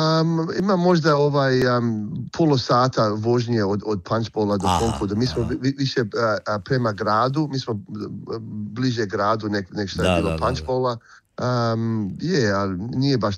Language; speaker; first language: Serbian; early bilingual, heritage; Croatian